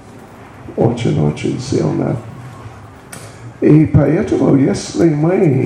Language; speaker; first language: Russian; non-native, learner; English